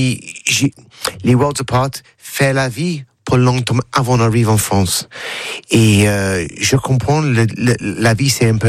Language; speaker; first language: French; non-native, learner; English